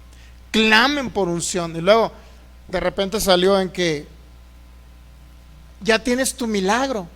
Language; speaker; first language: Spanish; native; Spanish